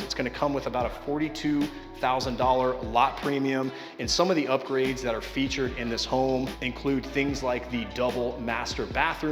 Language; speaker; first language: English; native; English